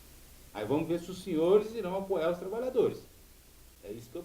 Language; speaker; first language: Portuguese; native; Portuguese